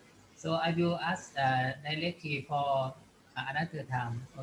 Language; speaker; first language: English; non-native, fluent; Thai